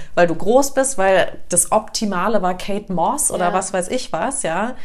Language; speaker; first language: German; native; German